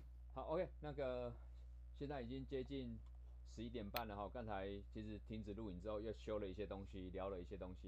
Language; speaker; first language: Chinese; native; Chinese